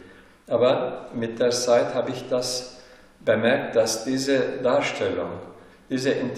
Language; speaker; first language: German; non-native, fluent; Turkish